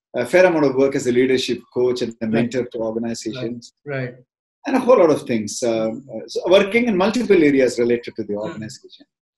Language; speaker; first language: English; non-native, local second language; Tamil